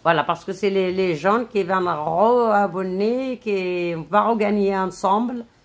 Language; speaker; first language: French; non-native, local second language; Arabic